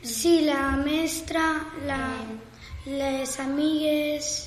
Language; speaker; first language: Catalan; non-native, local second language; Spanish